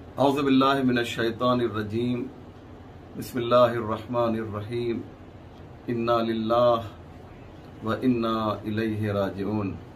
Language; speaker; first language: Hindi; native; Hindi